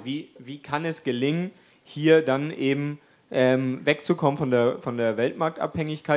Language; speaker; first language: German; native; German